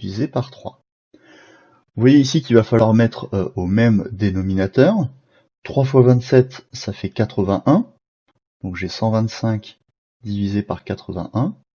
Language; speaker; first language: French; native; French